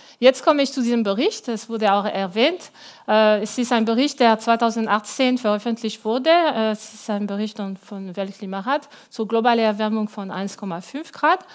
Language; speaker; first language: German; non-native, local second language; French